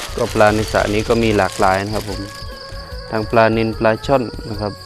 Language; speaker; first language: Thai; non-native, local second language; Northern Khmer